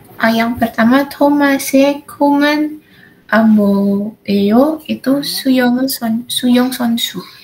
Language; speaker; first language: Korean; non-native, learner; Indonesian